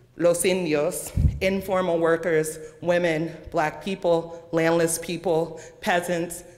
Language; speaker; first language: English; native; English